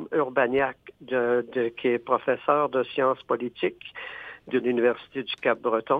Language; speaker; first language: French; native; French